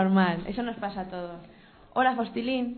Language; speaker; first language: Spanish; native; Spanish